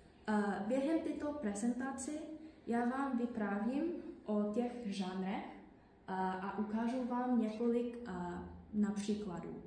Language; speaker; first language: Czech; non-native, learner; English